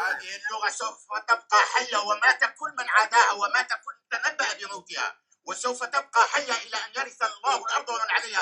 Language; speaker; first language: Arabic; native; Arabic